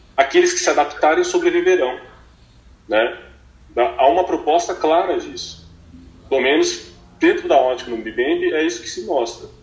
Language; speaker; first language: Portuguese; native; Portuguese